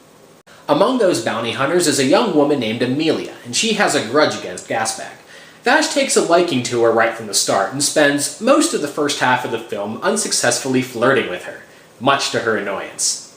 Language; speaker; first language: English; native; English